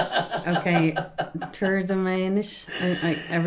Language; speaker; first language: Irish; non-native, local second language; English